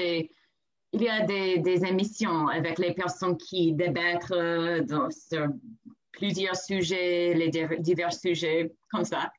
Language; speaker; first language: French; non-native, learner; English